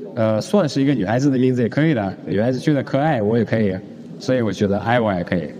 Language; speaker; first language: Chinese; non-native, fluent; Russian